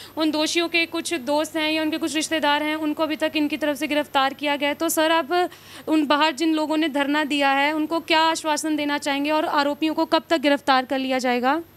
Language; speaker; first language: Hindi; non-native, local second language; Punjabi